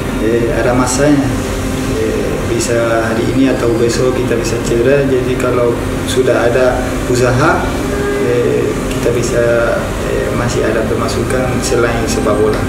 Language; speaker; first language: Indonesian; non-native, fluent; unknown